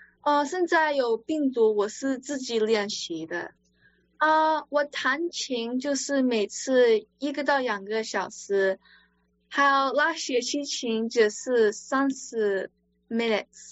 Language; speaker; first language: Chinese; early bilingual, other home language; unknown